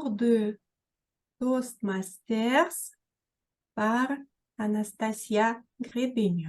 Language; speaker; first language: French; non-native, fluent; Russian